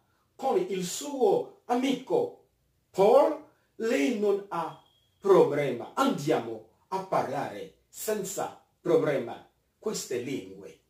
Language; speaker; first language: Italian; non-native, fluent; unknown